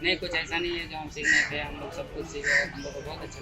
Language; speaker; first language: Hindi; native; Hindi